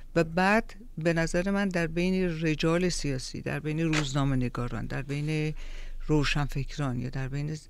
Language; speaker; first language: Persian; native; Persian